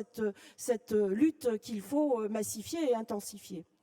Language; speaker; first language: French; native; French